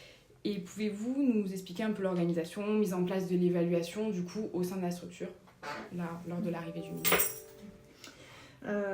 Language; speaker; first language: French; native; French